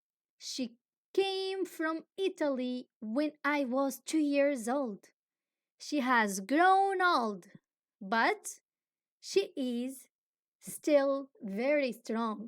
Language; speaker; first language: English; non-native, fluent; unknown